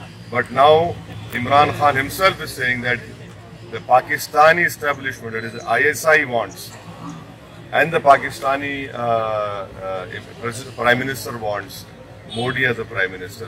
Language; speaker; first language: English; non-native, local second language; Urdu